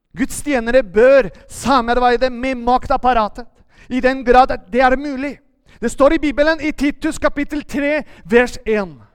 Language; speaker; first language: Norwegian; non-native, fluent; Spanish